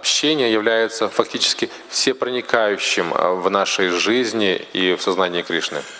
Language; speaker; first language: Russian; native; Russian